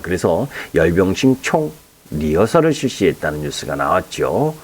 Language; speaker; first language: Korean; native; Korean